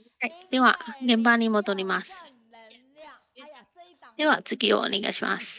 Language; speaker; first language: Japanese; non-native, learner; Chinese